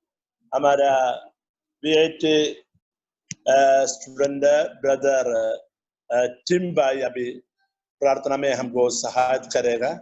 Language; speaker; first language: Hindi; non-native, learner; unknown